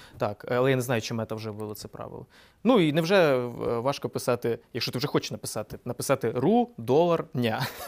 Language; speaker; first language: Ukrainian; non-native, local second language; Russian